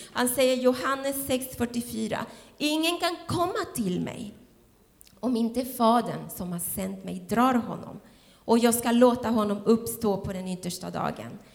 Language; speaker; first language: Swedish; non-native, fluent; Spanish